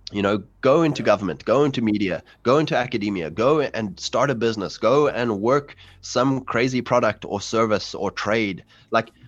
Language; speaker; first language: English; native; English